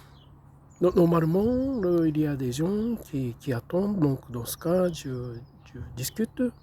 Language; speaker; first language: French; non-native, fluent; Japanese